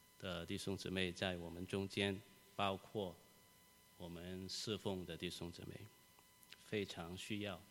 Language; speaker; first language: Chinese; non-native, local second language; Cantonese